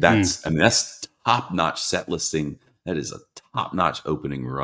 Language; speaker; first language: English; native; English